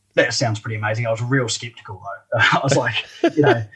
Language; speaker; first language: English; native; English